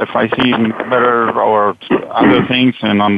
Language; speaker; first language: English; non-native, fluent; Persian